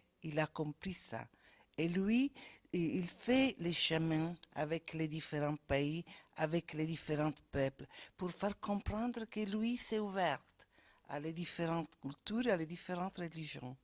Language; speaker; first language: French; non-native, fluent; Italian